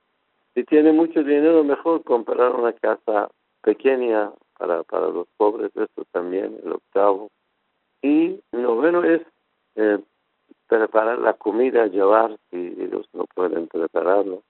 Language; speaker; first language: Spanish; non-native, fluent; Persian